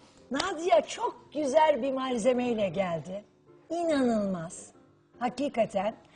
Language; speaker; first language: Turkish; native; Turkish